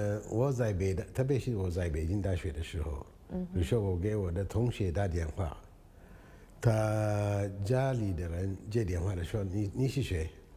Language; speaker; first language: Chinese; non-native, fluent; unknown